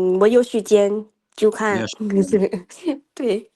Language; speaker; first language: Chinese; non-native, learner; Lao